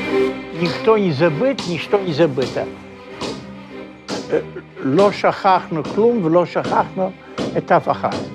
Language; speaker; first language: Hebrew; non-native, fluent; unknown